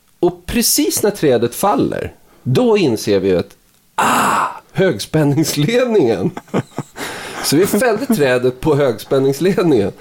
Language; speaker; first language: Swedish; native; Swedish